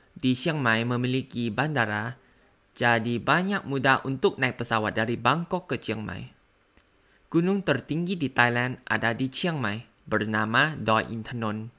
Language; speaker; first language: Indonesian; non-native, learner; Thai